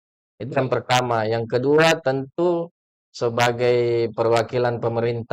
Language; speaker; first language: Indonesian; native; Indonesian